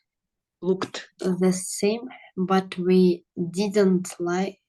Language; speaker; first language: English; non-native, learner; Russian